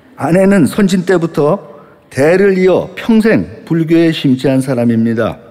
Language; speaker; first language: Korean; native; Korean